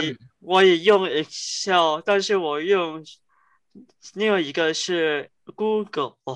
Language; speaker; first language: Chinese; early bilingual, heritage; Cantonese